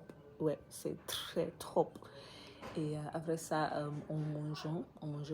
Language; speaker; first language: French; non-native, learner; English